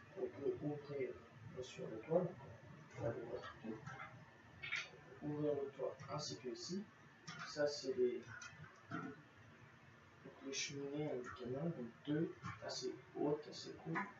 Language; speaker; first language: French; native; French